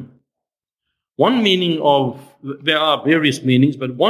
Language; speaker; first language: English; native; English